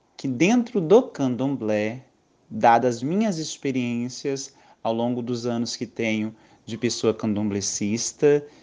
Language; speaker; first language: Portuguese; native; Portuguese